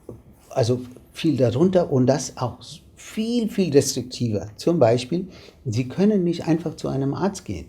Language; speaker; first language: German; non-native, fluent; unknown